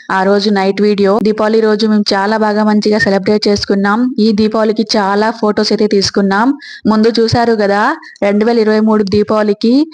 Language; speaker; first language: Telugu; native; Telugu